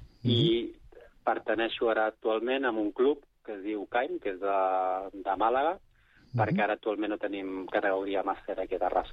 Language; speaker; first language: Catalan; non-native, local second language; Spanish